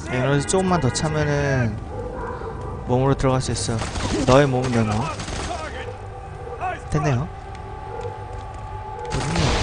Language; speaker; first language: Korean; native; Korean